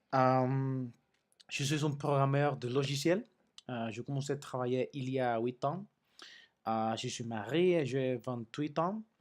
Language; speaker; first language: French; non-native, learner; Spanish